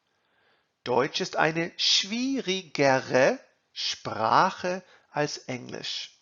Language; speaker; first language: German; non-native, fluent; English